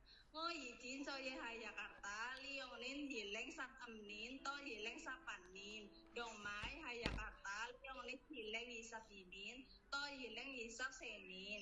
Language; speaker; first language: Cantonese; non-native, learner; Indonesian